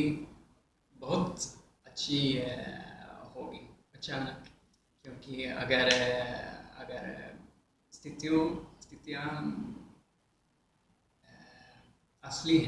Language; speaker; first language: Hindi; non-native, fluent; Swedish